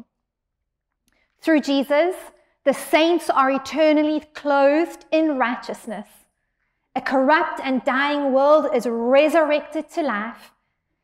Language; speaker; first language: English; native; English